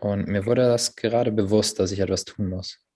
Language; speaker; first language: German; native; German